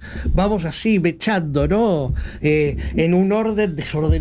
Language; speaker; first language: Spanish; native; Spanish